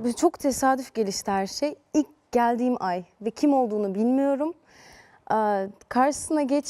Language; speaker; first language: Turkish; early bilingual, heritage; Turkish